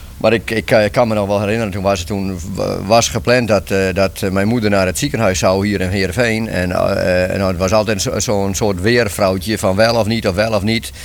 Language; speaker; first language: Dutch; non-native, local second language; Western Frisian